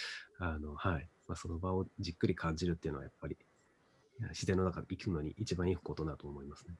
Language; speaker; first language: Japanese; native; Japanese